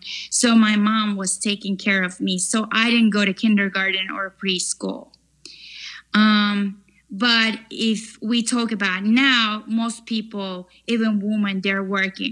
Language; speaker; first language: English; non-native, fluent; Turkish